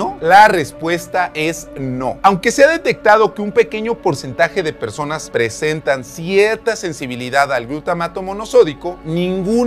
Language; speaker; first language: Spanish; native; Spanish